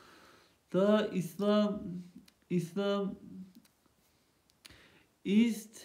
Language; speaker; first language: German; non-native, local second language; Turkish